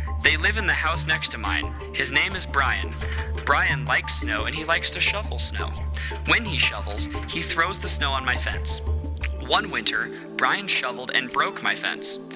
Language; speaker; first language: English; native; English